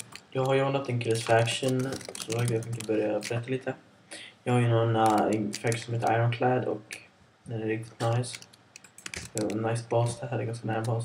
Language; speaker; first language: Swedish; native; Swedish